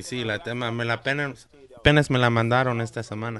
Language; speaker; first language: Spanish; early bilingual, heritage; Spanish